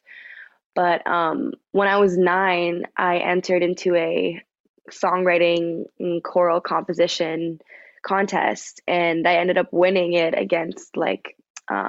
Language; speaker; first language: English; native; English